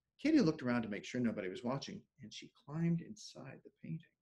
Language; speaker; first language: English; native; English